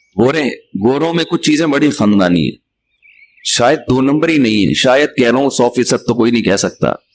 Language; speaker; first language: Urdu; native; Urdu